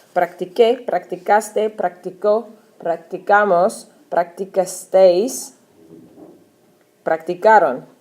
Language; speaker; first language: Spanish; non-native, fluent; English